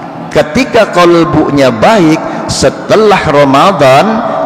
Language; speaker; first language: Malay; non-native, local second language; Banjar